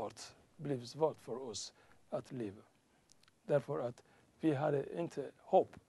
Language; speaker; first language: Swedish; non-native, learner; Somali